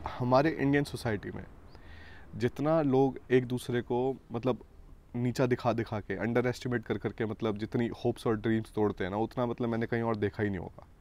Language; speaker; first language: Hindi; native; Hindi